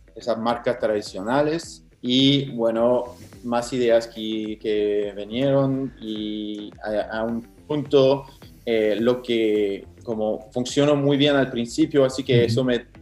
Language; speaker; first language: Spanish; non-native, fluent; English